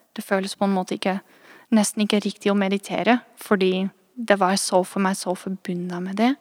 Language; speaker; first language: Norwegian; non-native, fluent; Dutch